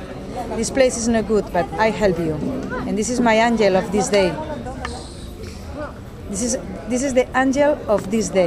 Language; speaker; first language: English; non-native, learner; Spanish